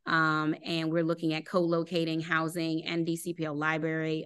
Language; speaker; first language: English; native; English